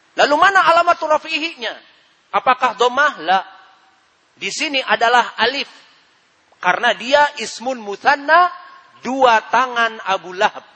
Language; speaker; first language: Indonesian; native; Indonesian